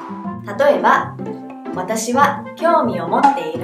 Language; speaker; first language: Japanese; non-native, fluent; Chinese